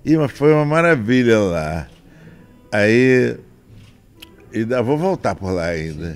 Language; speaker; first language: Portuguese; native; Portuguese